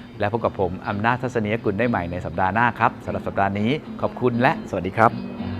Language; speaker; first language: Thai; native; Thai